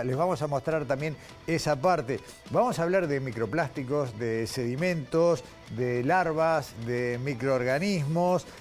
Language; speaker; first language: Spanish; native; Spanish